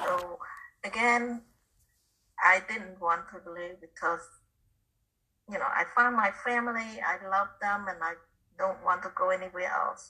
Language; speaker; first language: English; non-native, fluent; Khmer